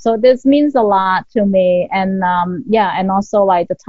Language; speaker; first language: English; non-native, local second language; Cantonese